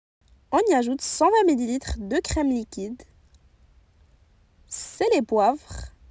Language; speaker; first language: French; native; French